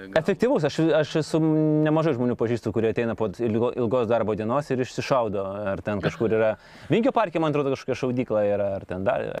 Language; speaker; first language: Lithuanian; native; Lithuanian